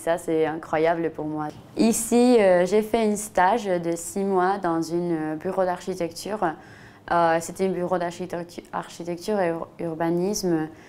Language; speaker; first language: French; non-native, fluent; Spanish